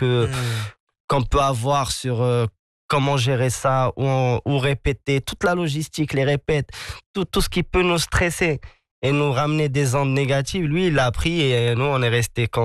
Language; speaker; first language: French; non-native, local second language; Arabic